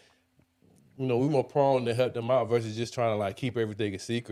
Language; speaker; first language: English; native; English